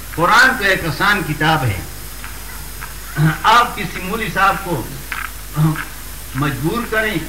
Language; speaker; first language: Urdu; non-native, local second language; Pashto